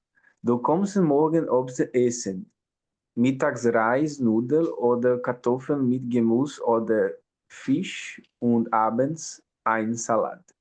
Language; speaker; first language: German; non-native, learner; Portuguese